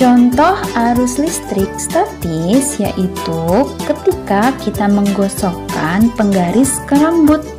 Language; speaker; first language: Indonesian; native; Indonesian